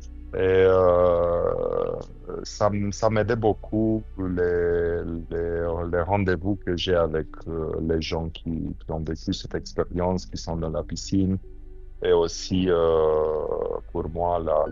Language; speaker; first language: French; non-native, fluent; Romanian